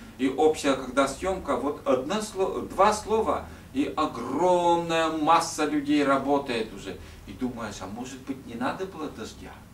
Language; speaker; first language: Russian; non-native, local second language; Udmurt